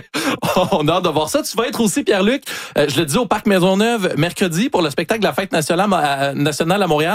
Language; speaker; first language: French; native; French